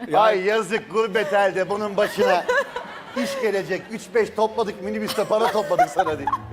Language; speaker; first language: Turkish; native; Turkish